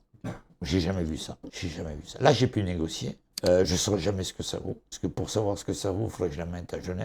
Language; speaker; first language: French; native; French